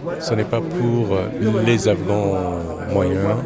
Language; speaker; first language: French; non-native, fluent; Persian